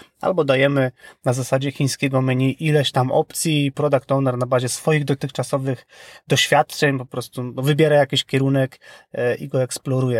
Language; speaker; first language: Polish; native; Polish